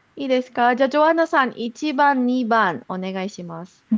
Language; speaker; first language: Japanese; non-native, fluent; Filipino